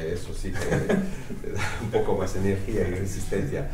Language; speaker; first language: Spanish; non-native, fluent; French